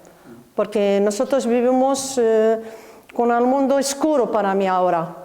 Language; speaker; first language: Spanish; non-native, learner; Arabic